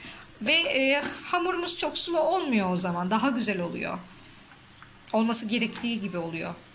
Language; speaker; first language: Turkish; native; Turkish